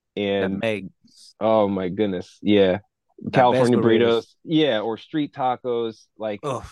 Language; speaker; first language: English; native; English